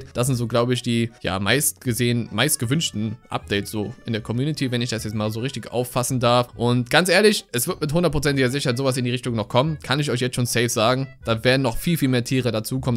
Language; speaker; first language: German; native; German